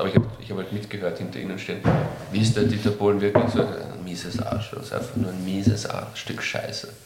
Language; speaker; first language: German; native; German